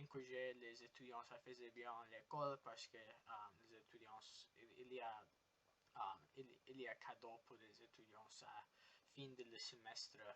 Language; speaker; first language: French; non-native, learner; English